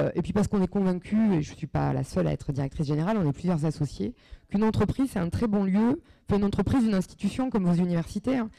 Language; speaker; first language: French; native; French